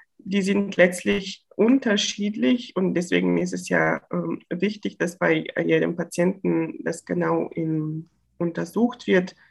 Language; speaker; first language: German; non-native, fluent; Bulgarian